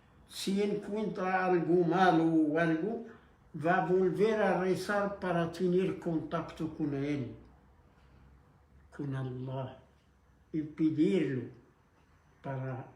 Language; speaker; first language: Spanish; non-native, fluent; Arabic